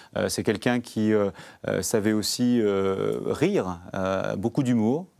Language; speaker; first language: French; native; French